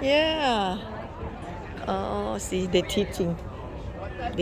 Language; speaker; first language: English; non-native, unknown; Thai